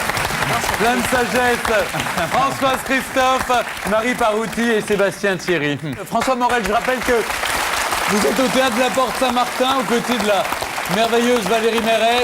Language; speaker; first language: French; native; French